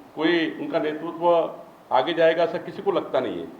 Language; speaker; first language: Hindi; non-native, local second language; Marathi